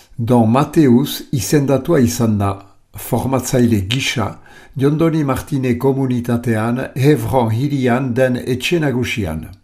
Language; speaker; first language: Basque; native; Basque